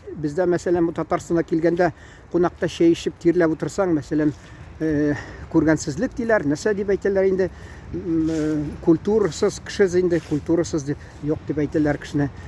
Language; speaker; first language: Tatar; early bilingual, heritage; Tatar